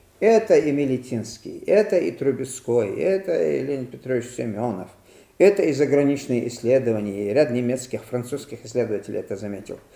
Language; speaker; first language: Russian; non-native, local second language; Ingush